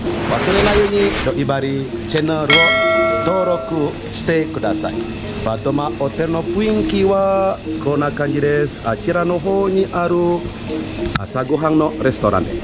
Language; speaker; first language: Japanese; non-native, fluent; Indonesian